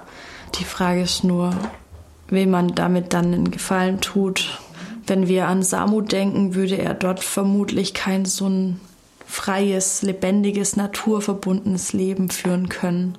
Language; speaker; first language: German; native; German